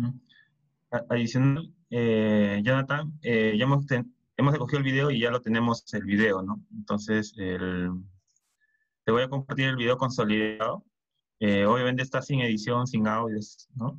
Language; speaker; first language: Spanish; native; Spanish